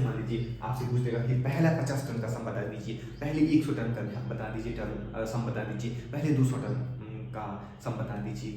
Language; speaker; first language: Hindi; native; Hindi